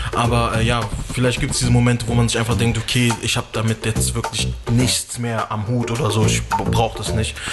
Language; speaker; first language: German; early bilingual, other home language; Portuguese